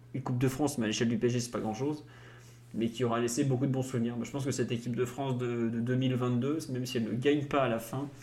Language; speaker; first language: French; native; French